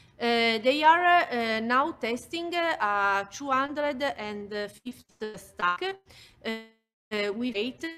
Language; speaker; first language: English; non-native, fluent; Italian